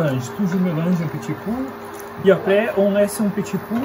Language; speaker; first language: French; non-native, learner; Portuguese